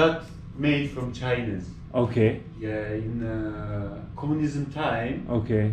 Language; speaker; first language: English; non-native, fluent; Albanian